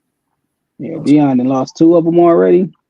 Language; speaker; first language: English; native; English